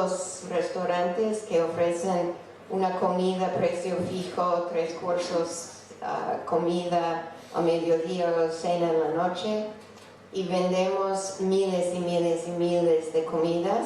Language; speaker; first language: Spanish; non-native, fluent; English